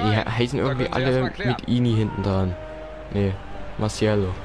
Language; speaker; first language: German; native; German